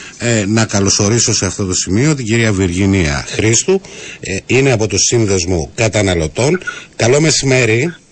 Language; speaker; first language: Greek; native; Greek